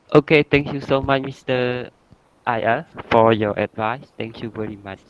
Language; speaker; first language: English; non-native, learner; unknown